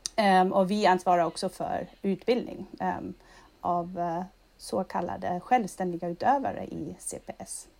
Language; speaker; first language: Swedish; non-native, fluent; German